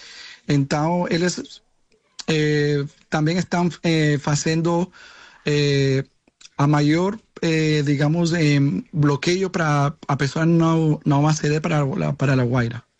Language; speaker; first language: Portuguese; non-native, learner; Spanish